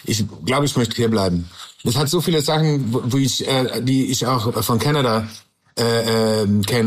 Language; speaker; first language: German; non-native, learner; English